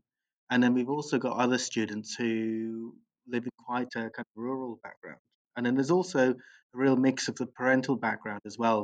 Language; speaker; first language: English; native; English